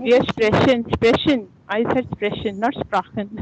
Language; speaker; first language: German; non-native, learner; Hindi